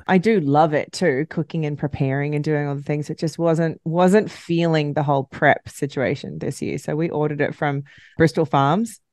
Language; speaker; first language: English; native; English